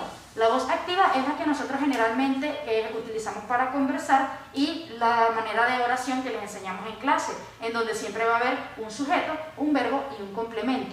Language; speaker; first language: Spanish; native; Spanish